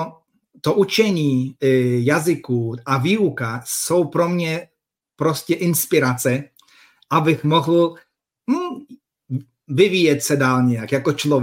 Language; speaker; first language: Czech; non-native, fluent; Polish